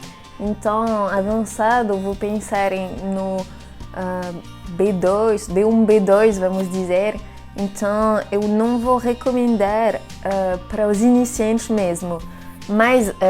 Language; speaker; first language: Portuguese; non-native, fluent; French